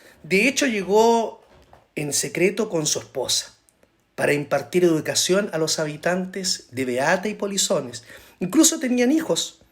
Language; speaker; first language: Spanish; native; Spanish